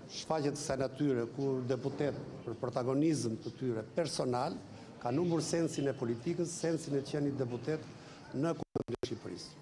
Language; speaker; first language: Albanian; native; Albanian